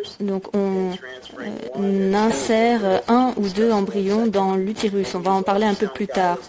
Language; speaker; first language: French; native; French